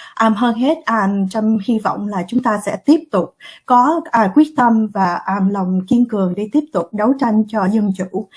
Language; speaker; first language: Vietnamese; early bilingual, heritage; Vietnamese